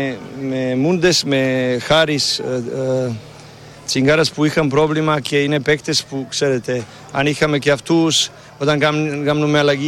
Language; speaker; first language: Greek; non-native, learner; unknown